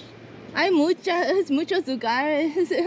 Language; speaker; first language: Spanish; non-native, learner; English